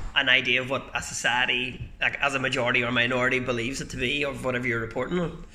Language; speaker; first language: English; native; English